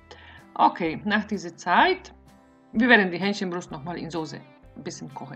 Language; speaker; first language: German; non-native, fluent; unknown